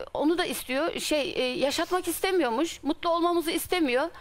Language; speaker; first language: Turkish; native; Turkish